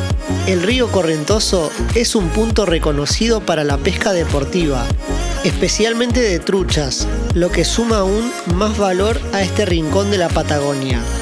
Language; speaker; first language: Spanish; native; Spanish